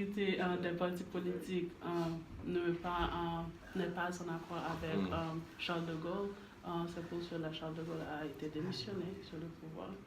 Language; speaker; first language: French; non-native, learner; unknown